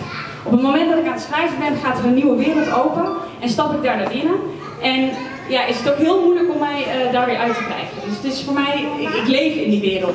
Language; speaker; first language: Dutch; native; Dutch